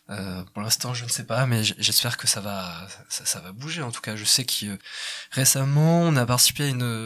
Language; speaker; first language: French; native; French